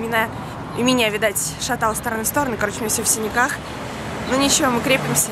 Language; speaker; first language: Russian; native; Russian